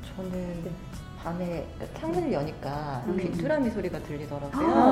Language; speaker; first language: Korean; native; Korean